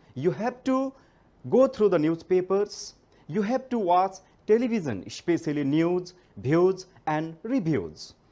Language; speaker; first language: English; non-native, local second language; Nepali